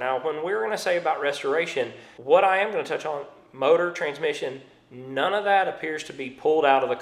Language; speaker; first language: English; native; English